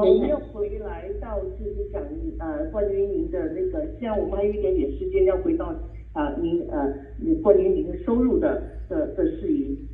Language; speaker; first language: Chinese; native; Chinese